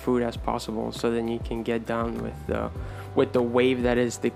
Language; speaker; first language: English; early bilingual, other home language; Spanish